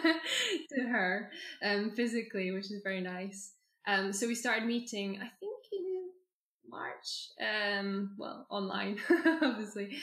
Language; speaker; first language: English; native; English